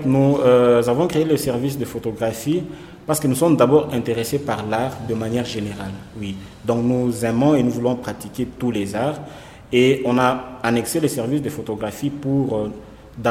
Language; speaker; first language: French; non-native, local second language; Swahili